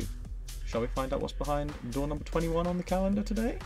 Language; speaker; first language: English; native; English